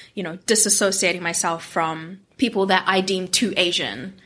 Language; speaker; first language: English; non-native, local second language; Japanese